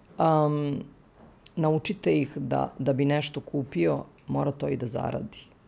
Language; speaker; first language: Serbian; native; Serbian